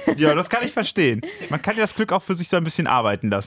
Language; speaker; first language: German; native; German